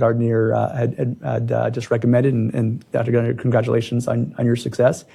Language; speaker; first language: English; native; English